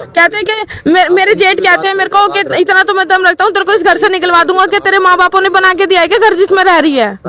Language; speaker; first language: Hindi; native; Hindi